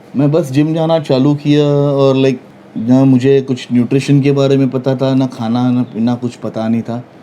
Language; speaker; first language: Hindi; non-native, local second language; Marathi